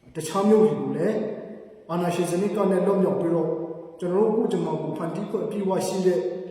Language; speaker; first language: Burmese; non-native, local second language; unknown